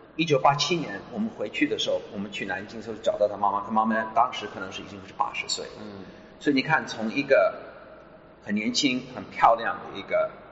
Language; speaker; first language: Chinese; non-native, fluent; English